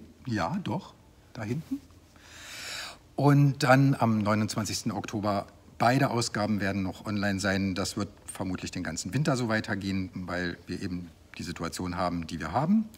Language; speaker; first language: German; native; German